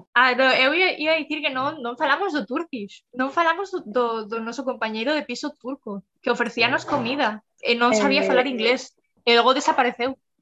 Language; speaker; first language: Galician; native; Galician